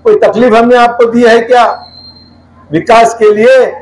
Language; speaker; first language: Hindi; non-native, local second language; Marathi